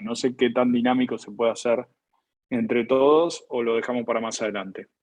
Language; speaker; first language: Spanish; native; Spanish